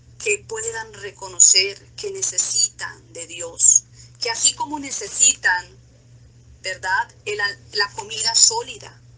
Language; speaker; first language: Spanish; native; Spanish